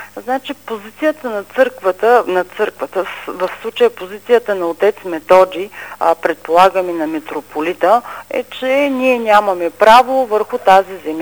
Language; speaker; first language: Bulgarian; native; Bulgarian